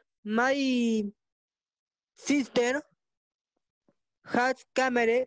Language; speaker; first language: English; non-native, learner; Spanish